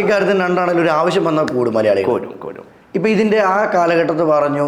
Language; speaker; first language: Malayalam; native; Malayalam